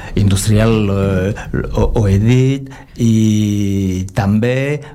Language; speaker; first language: Catalan; non-native, learner; French